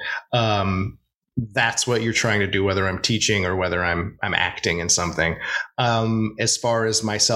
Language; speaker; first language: English; native; English